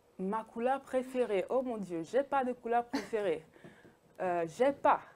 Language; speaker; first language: French; early bilingual, heritage; French